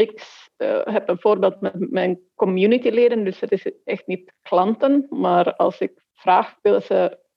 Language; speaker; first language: Dutch; non-native, fluent; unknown